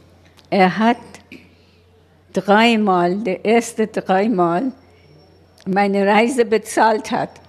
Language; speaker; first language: German; non-native, learner; Persian